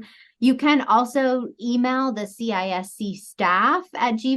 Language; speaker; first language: English; native; English